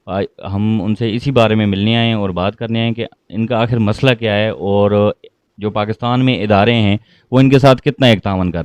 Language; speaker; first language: Urdu; native; Urdu